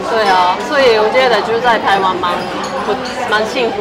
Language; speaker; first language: Chinese; non-native, fluent; Japanese